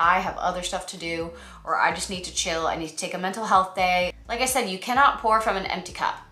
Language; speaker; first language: English; native; English